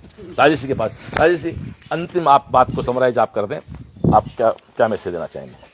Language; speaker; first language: Hindi; native; Hindi